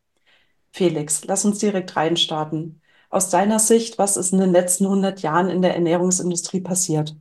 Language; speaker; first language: German; native; German